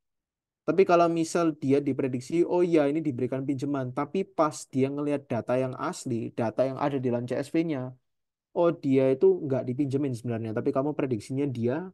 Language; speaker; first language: Indonesian; native; Indonesian